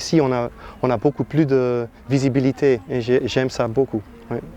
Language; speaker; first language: French; non-native, local second language; Dutch